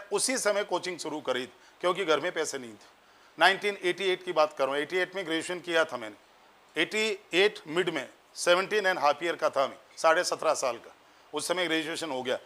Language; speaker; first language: Hindi; native; Hindi